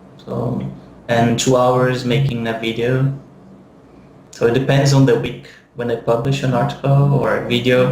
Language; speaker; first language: English; non-native, fluent; Portuguese